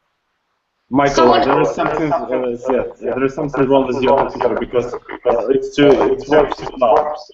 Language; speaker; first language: English; non-native, learner; Russian